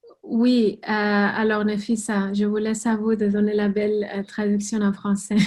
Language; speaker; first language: French; non-native, fluent; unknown